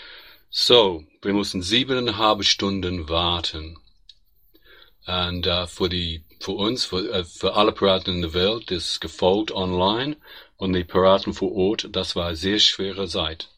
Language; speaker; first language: German; non-native, learner; English